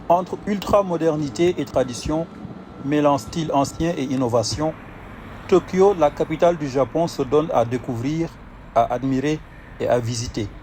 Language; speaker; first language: French; native; French